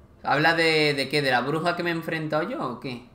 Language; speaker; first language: Spanish; native; Spanish